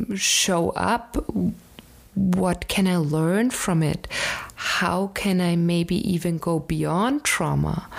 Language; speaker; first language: English; non-native, fluent; German